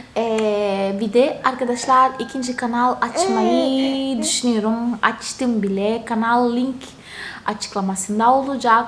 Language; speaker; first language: Turkish; non-native, fluent; Portuguese